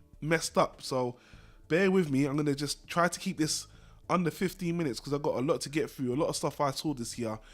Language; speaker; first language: English; native; English